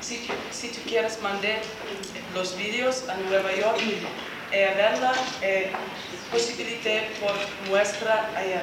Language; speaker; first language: Spanish; non-native, learner; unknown